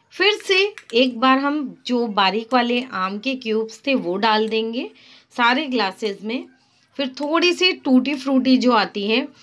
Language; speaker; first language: Hindi; native; Hindi